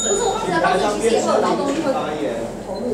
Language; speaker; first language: Chinese; native; Chinese